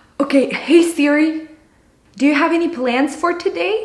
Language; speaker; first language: English; non-native, fluent; Romanian